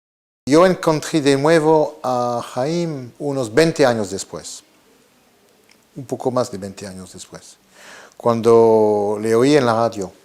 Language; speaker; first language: Spanish; early bilingual, heritage; Spanish